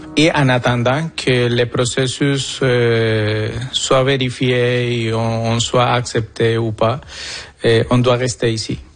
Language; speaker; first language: French; non-native, fluent; Spanish